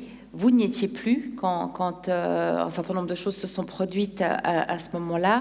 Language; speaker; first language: French; native; French